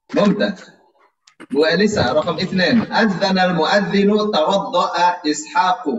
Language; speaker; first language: Arabic; non-native, fluent; Indonesian